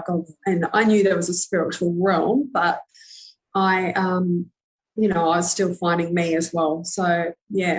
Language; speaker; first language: English; native; English